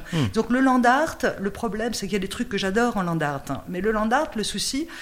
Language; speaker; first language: French; native; French